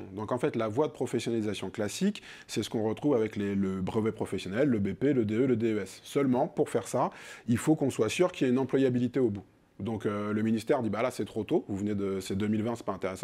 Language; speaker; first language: French; native; French